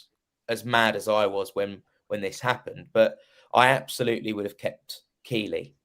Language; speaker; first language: English; native; English